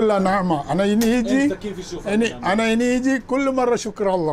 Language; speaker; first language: Arabic; non-native, learner; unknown